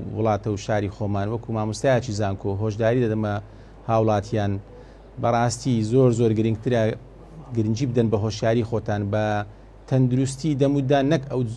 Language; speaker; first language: Central Kurdish; native; Central Kurdish